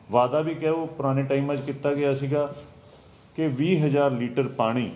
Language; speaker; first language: Hindi; non-native, local second language; Punjabi